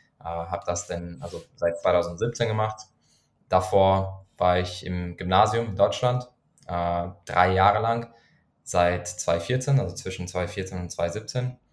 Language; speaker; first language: German; non-native, fluent; Persian